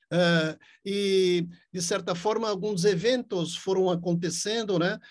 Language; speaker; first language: Portuguese; native; Portuguese